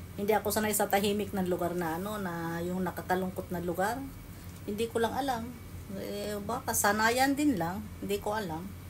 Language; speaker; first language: Filipino; native; Filipino